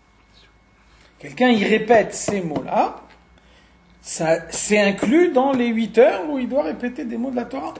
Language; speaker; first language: French; native; French